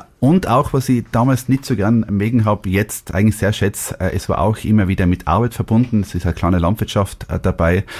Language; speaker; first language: German; native; German